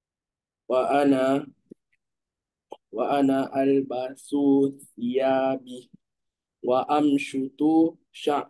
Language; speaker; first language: Arabic; non-native, learner; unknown